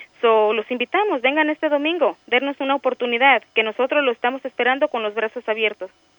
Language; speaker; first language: Spanish; early bilingual, heritage; Spanish